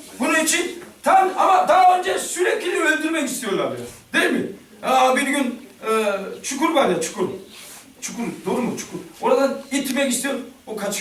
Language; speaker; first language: Turkish; non-native, learner; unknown